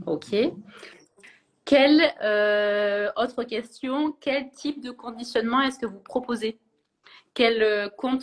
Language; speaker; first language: French; native; French